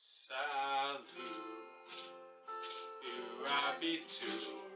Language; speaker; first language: French; non-native, fluent; English